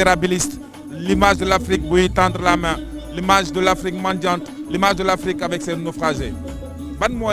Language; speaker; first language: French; non-native, local second language; Wolof